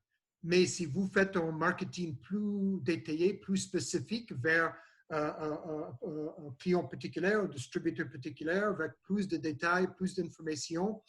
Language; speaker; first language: French; non-native, learner; English